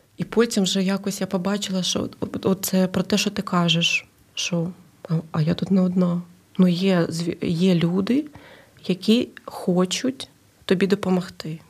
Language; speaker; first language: Ukrainian; native; Ukrainian